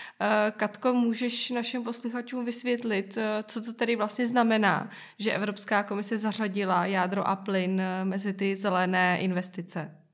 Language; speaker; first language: Czech; native; Czech